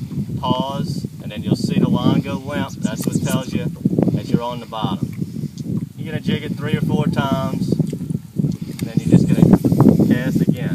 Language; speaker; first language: English; native; English